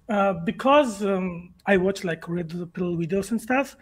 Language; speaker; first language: English; non-native, learner; Georgian